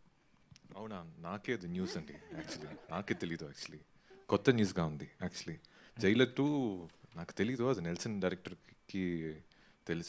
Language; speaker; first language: Telugu; non-native, learner; Tamil